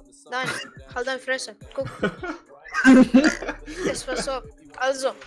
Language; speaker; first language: German; non-native, learner; Croatian